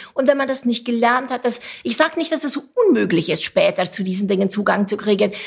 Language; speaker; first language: German; non-native, fluent; Romanian